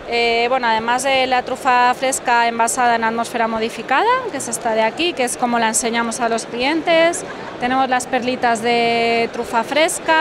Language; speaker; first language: Spanish; native; Spanish